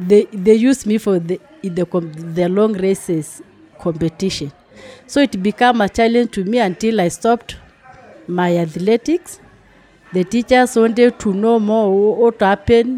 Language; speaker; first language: English; non-native, local second language; Masai